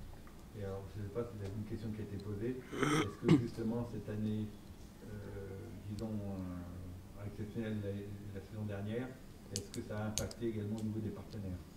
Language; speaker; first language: French; native; French